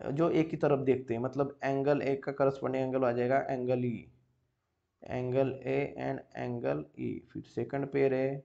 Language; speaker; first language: Hindi; non-native, local second language; Marathi